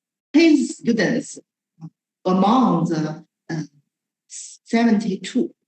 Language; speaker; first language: English; non-native, learner; Chinese